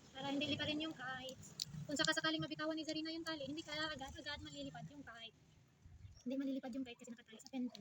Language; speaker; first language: Filipino; non-native, local second language; Hiligaynon